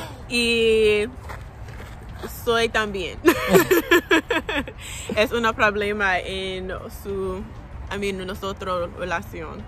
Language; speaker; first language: Spanish; non-native, learner; English